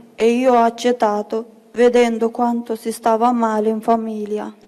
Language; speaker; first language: Italian; non-native, fluent; Bulgarian